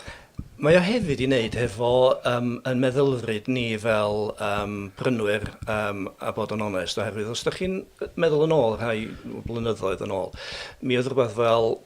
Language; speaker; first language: Welsh; native; Welsh